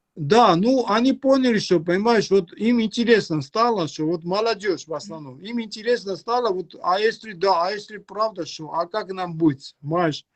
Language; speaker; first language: Russian; non-native, local second language; Georgian